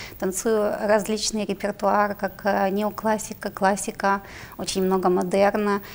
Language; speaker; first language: Russian; native; Russian